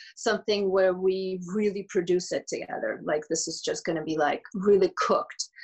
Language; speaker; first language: English; early bilingual, other home language; Georgian